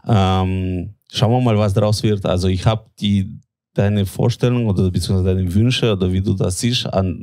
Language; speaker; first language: German; non-native, fluent; Latvian